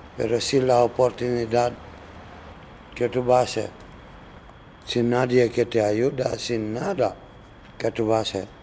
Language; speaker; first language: Spanish; non-native, learner; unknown